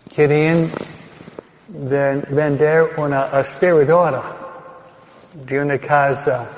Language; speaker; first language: Spanish; non-native, fluent; English